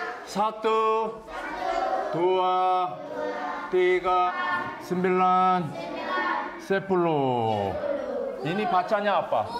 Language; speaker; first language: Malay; non-native, learner; Korean